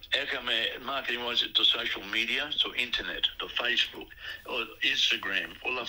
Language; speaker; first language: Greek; early bilingual, other home language; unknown